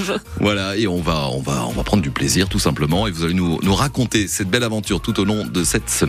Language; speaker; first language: French; native; French